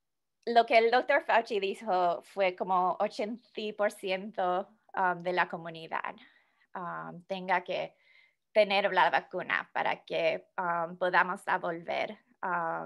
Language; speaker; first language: Spanish; non-native, fluent; English